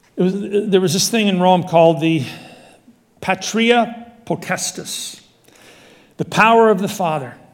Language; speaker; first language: English; native; English